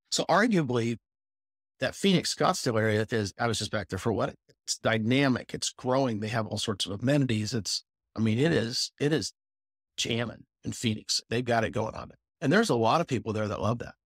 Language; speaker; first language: English; native; English